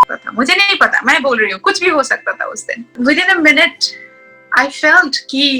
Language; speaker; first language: Hindi; non-native, local second language; Bangla